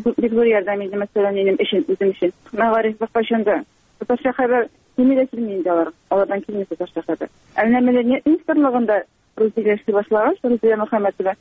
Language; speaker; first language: Tatar; native; Tatar